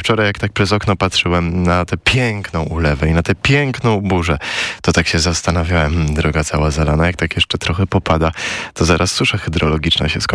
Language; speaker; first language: Polish; native; Polish